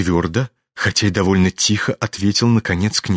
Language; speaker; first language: Russian; native; Russian